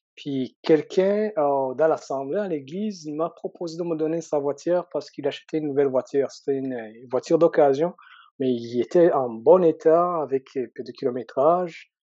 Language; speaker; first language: French; non-native, local second language; Rundi